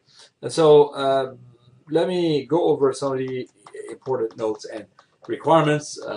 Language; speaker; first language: English; non-native, fluent; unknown